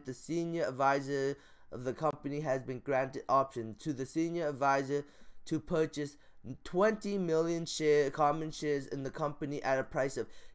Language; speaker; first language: English; native; English